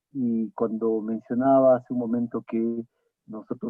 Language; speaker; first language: Spanish; native; Spanish